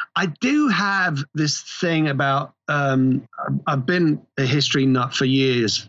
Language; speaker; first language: English; native; English